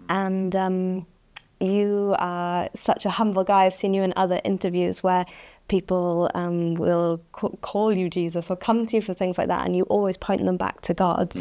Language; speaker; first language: English; native; English